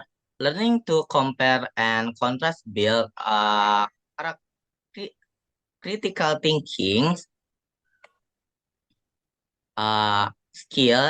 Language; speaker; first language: English; non-native, learner; Indonesian